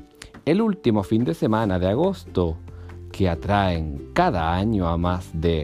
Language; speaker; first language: Spanish; native; Spanish